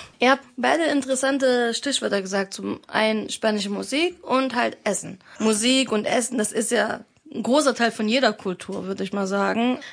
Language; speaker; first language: German; native; German